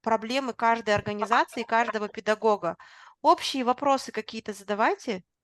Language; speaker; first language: Russian; non-native, local second language; Kazakh